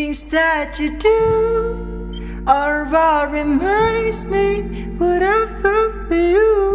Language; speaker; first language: English; non-native, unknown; Indonesian